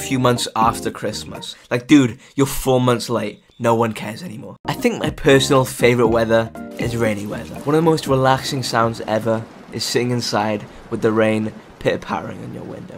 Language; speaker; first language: English; native; English